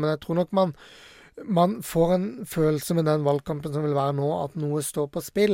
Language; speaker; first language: Norwegian; native; Norwegian